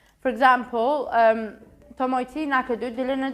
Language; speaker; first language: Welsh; non-native, local second language; Kurdish